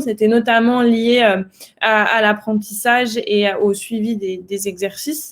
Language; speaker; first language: French; native; French